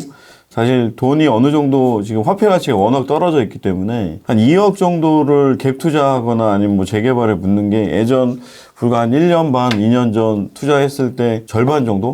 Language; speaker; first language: Korean; native; Korean